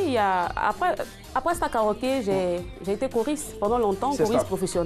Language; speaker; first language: French; native; French